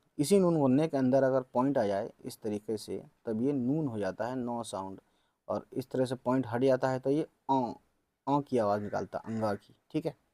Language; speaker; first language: Hindi; native; Hindi